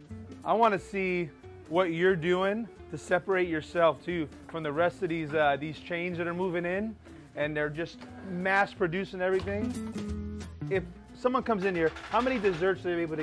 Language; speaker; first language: English; native; English